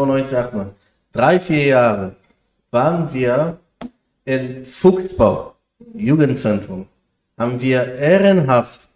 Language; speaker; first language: German; non-native, fluent; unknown